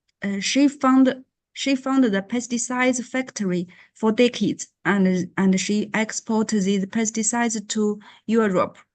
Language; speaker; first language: English; non-native, learner; Chinese